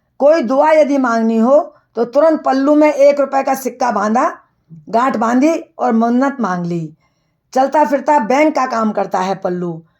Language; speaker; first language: Hindi; native; Hindi